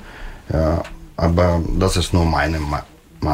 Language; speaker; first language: German; non-native, learner; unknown